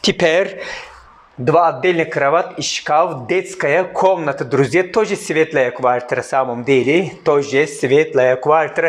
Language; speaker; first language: Russian; non-native, learner; Turkish